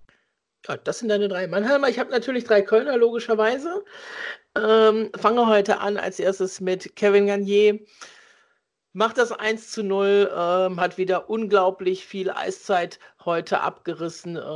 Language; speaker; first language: German; native; German